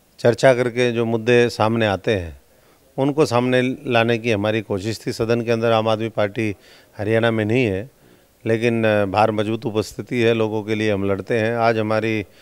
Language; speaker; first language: Hindi; native; Hindi